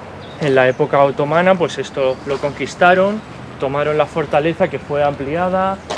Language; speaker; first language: Spanish; native; Spanish